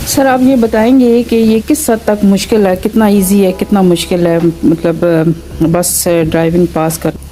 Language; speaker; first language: Urdu; native; Urdu